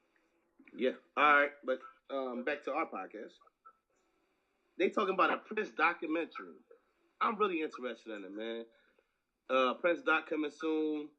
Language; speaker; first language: English; native; English